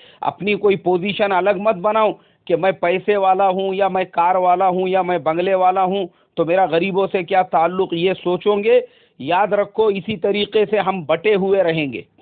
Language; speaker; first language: Urdu; native; Urdu